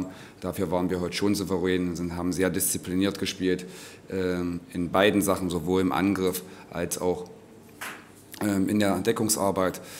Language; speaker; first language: German; native; German